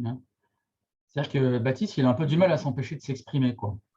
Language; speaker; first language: French; native; French